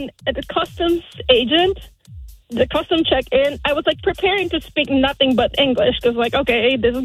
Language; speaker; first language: English; non-native, local second language; Filipino